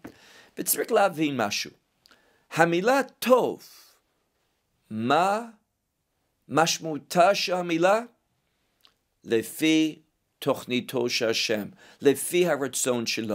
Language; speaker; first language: Hebrew; non-native, fluent; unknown